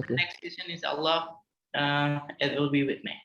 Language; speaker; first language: English; non-native, fluent; Indonesian